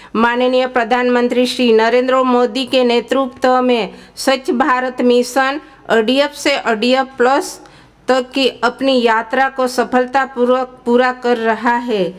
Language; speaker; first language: Hindi; non-native, local second language; Gujarati